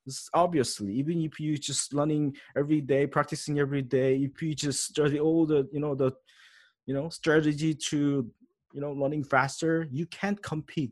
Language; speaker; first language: English; non-native, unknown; Korean